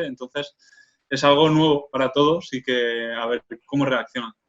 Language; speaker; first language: Spanish; non-native, local second language; Catalan